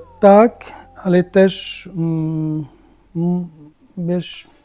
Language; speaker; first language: Polish; non-native, learner; Arabic